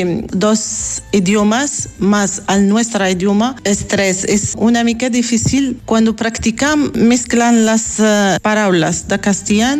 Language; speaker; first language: Catalan; non-native, learner; Arabic